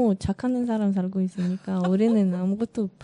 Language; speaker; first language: Korean; non-native, learner; Russian